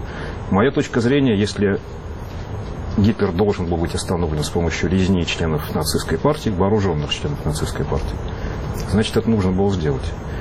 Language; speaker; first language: Russian; native; Russian